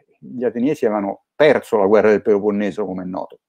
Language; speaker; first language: Italian; native; Italian